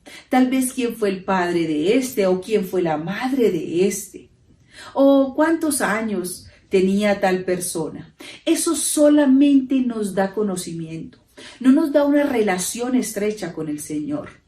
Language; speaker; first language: Spanish; native; Spanish